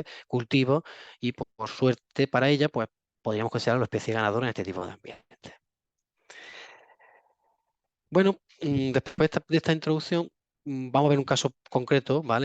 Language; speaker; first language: Spanish; native; Spanish